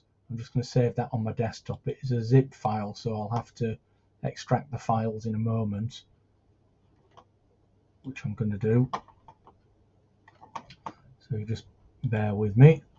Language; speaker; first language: English; native; English